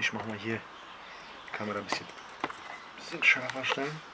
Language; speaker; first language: German; early bilingual, other home language; Polish